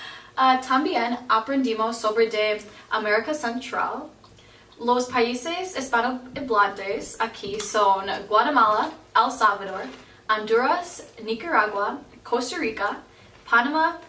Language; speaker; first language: Spanish; non-native, learner; English